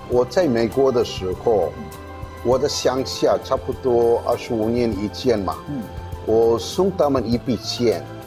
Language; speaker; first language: Chinese; non-native, fluent; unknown